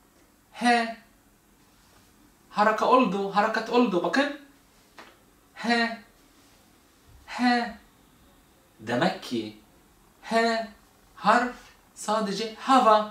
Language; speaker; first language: Turkish; non-native, fluent; Arabic